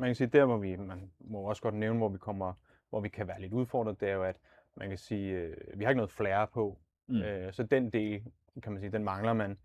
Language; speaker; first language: Danish; native; Danish